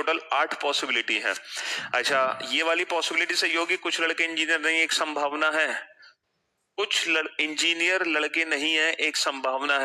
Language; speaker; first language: Hindi; native; Hindi